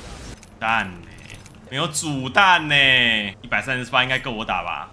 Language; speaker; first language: Chinese; native; Chinese